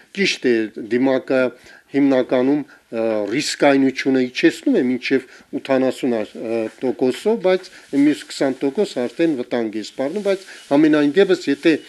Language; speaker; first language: Armenian; native; Armenian